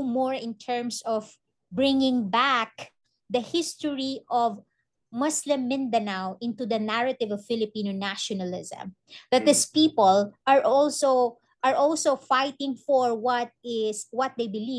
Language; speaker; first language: English; non-native, local second language; Maranao